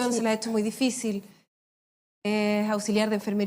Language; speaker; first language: Spanish; native; Spanish